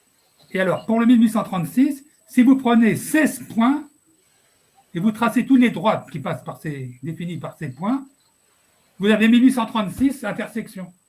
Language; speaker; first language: French; native; French